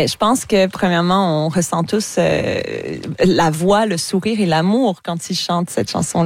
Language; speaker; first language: French; native; French